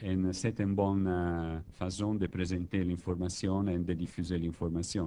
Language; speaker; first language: French; non-native, learner; Italian